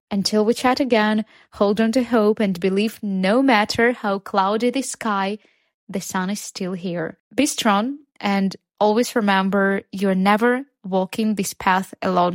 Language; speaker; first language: English; non-native, fluent; Ukrainian